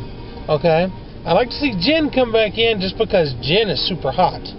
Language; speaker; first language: English; native; English